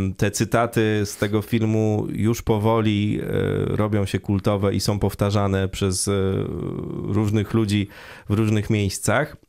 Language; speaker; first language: Polish; native; Polish